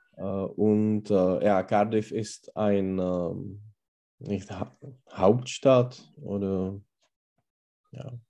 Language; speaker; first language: German; non-native, learner; Czech